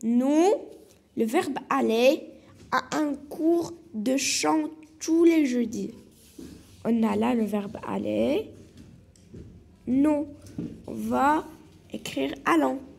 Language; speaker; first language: French; non-native, local second language; Arabic